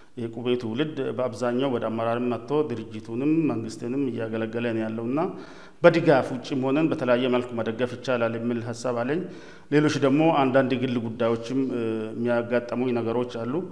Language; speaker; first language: Amharic; non-native, local second language; Oromo